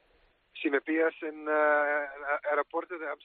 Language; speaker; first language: Spanish; non-native, fluent; Dutch